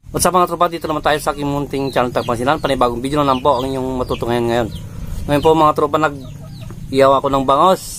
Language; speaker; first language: Filipino; non-native, local second language; Pangasinan